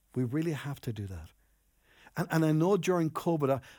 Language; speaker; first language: English; native; English